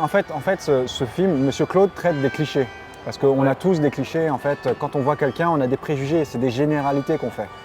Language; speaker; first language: French; early bilingual, other home language; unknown